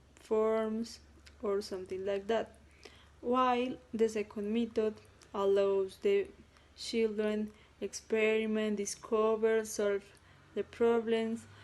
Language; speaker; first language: English; non-native, learner; Spanish